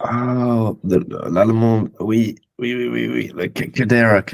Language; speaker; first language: French; non-native, fluent; English